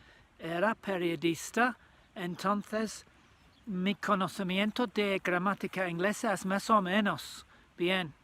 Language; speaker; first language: Spanish; non-native, learner; English